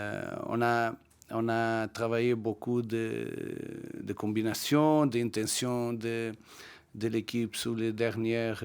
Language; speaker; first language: French; non-native, learner; Portuguese